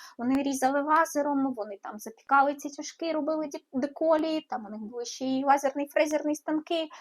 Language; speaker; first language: Ukrainian; non-native, local second language; Russian